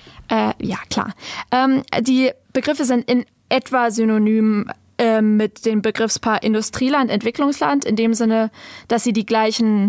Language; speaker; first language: German; native; German